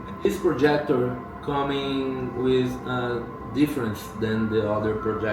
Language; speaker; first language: English; non-native, learner; Portuguese